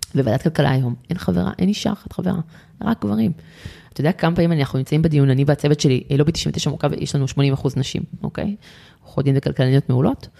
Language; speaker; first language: Hebrew; native; Hebrew